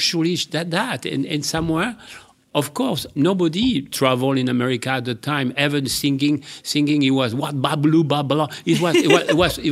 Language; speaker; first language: English; non-native, learner; French